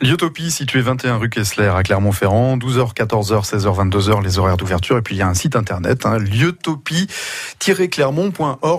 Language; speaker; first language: French; native; French